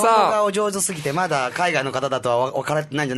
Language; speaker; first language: Japanese; native; Japanese